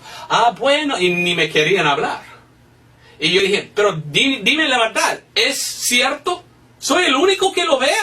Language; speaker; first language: Spanish; non-native, fluent; English